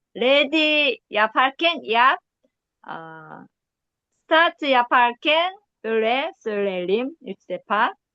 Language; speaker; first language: Turkish; non-native, learner; Korean